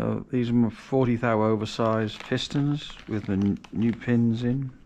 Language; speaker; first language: English; native; English